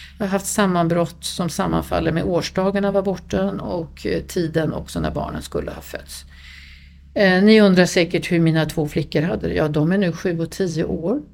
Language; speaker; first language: Swedish; native; Swedish